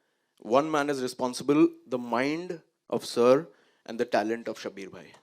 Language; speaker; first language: Hindi; native; Hindi